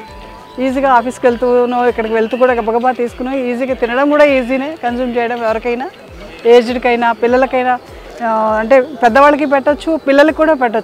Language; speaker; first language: Telugu; native; Telugu